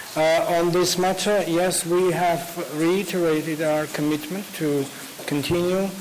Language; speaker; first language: English; non-native, fluent; Armenian